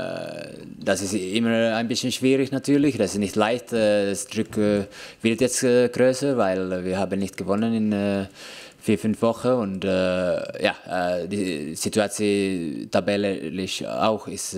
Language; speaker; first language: German; non-native, fluent; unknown